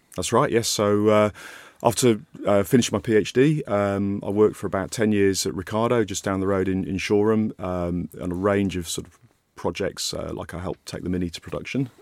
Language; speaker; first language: English; native; English